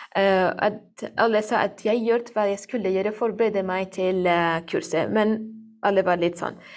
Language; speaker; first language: Norwegian; non-native, learner; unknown